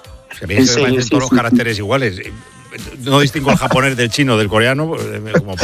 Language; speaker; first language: Spanish; native; Spanish